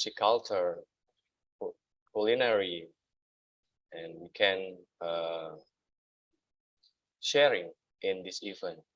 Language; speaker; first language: English; non-native, learner; Indonesian